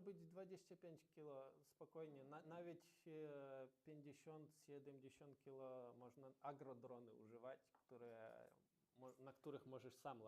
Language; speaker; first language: Polish; non-native, learner; Ukrainian